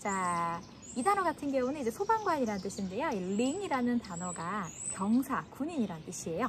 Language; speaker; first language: Korean; native; Korean